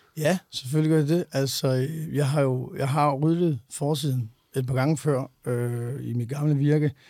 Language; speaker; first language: Danish; native; Danish